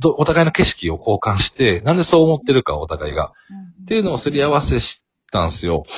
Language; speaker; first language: Japanese; native; Japanese